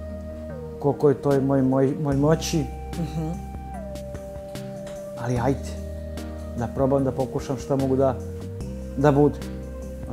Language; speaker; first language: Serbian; early bilingual, other home language; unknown